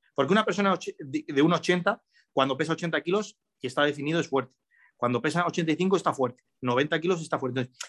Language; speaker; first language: Spanish; early bilingual, other home language; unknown